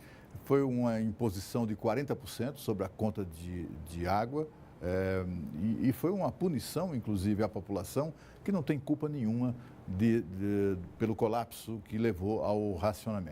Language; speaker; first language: Portuguese; native; Portuguese